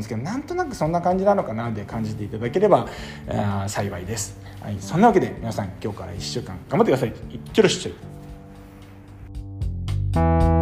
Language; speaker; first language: Japanese; native; Japanese